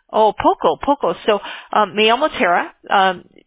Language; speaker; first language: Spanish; non-native, learner; English